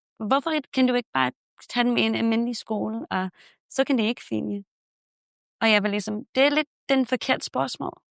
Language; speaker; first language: Danish; non-native, fluent; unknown